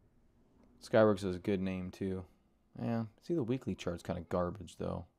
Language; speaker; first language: English; native; English